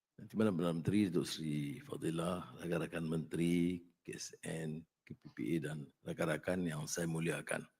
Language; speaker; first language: Malay; native; Malay